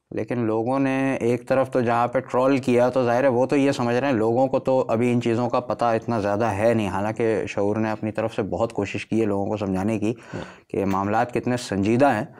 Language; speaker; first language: Urdu; native; Urdu